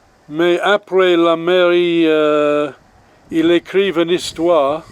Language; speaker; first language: French; non-native, learner; English